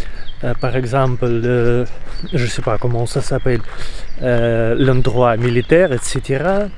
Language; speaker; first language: French; non-native, learner; Russian